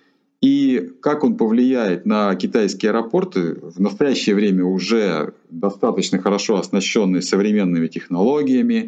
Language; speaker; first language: Russian; native; Russian